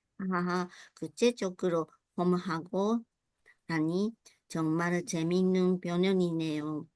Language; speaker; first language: Korean; non-native, learner; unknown